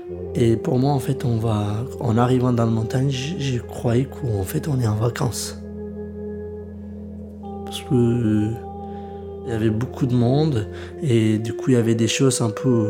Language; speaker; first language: French; early bilingual, other home language; Kurdish